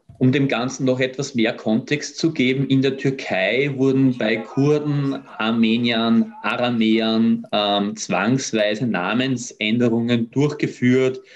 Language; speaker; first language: German; native; German